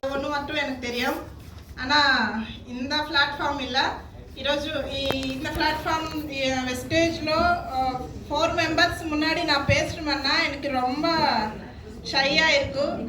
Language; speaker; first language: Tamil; non-native, learner; Telugu